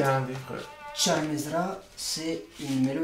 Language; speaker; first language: French; native; French